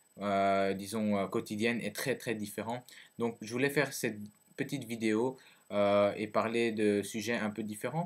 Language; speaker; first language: French; early bilingual, other home language; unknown